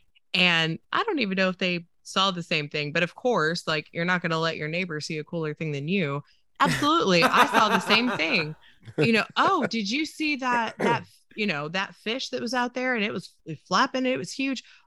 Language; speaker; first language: English; native; English